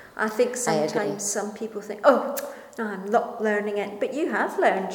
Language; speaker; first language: English; non-native, fluent; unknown